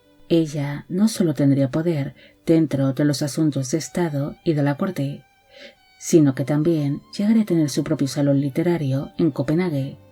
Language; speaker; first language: Spanish; native; Spanish